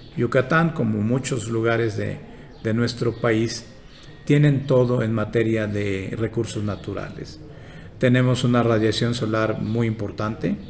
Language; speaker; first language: Spanish; non-native, local second language; Yucateco